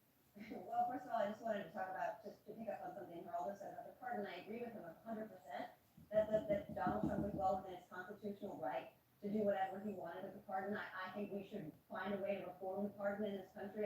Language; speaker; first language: English; native; English